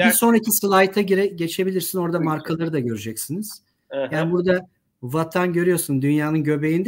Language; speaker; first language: Turkish; native; Turkish